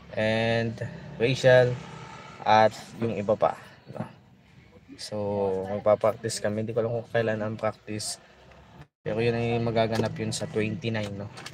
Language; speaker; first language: Filipino; native; Filipino